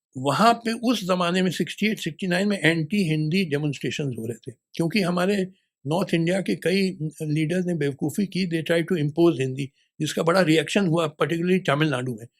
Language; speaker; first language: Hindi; native; Hindi